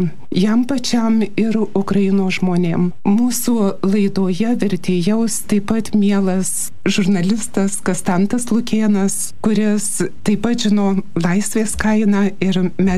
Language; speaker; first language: Lithuanian; native; Lithuanian